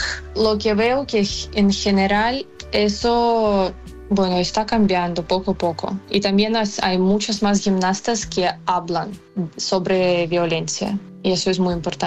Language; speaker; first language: Spanish; non-native, fluent; Ukrainian